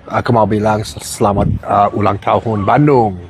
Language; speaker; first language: Indonesian; non-native, learner; English